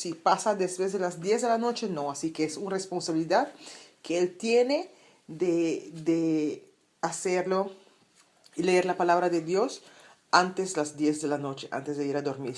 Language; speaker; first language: Spanish; non-native, fluent; Papiamento